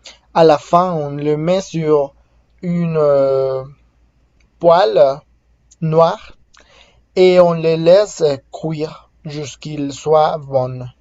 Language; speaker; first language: French; non-native, fluent; Spanish